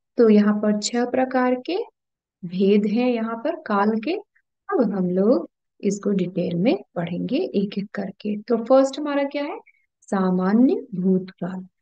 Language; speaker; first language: Hindi; native; Hindi